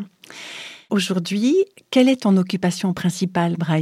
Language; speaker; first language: French; native; French